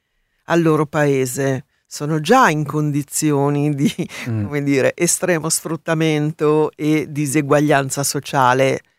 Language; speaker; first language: Italian; native; Italian